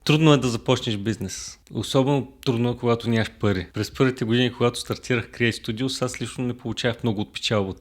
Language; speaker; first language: Bulgarian; native; Bulgarian